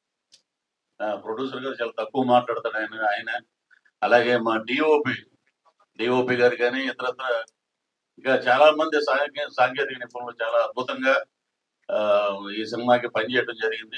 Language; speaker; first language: Telugu; native; Telugu